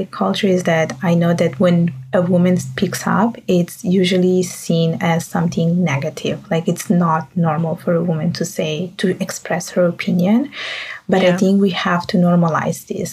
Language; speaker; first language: English; non-native, fluent; Italian